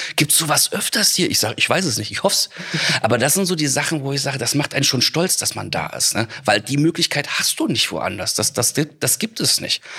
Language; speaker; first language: German; native; German